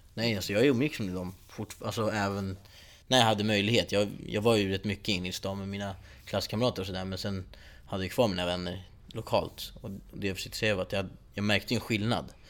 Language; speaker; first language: Swedish; early bilingual, other home language; Persian